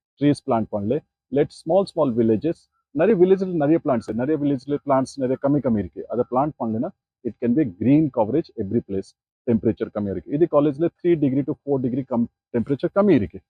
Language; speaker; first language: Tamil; non-native, learner; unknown